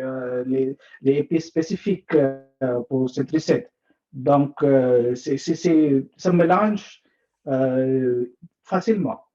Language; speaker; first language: French; non-native, learner; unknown